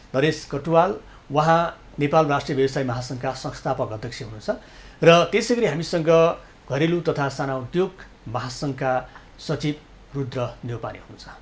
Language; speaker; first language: Nepali; native; Nepali